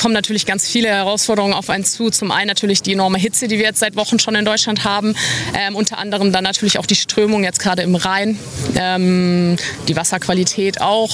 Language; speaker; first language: German; native; German